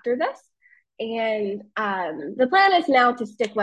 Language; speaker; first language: English; native; English